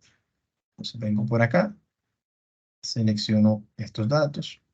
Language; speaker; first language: Spanish; native; Spanish